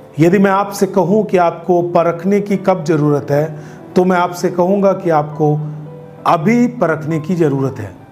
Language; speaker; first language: Hindi; native; Hindi